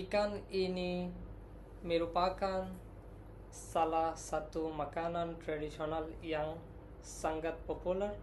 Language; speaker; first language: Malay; non-native, learner; Bangla